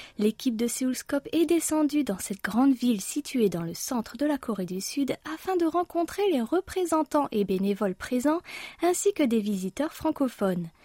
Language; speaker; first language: French; native; French